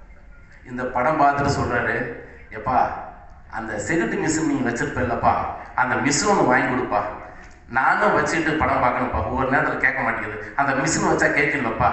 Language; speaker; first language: Tamil; native; Tamil